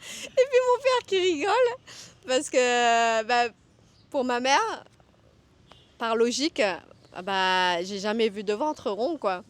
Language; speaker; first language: French; early bilingual, other home language; Vietnamese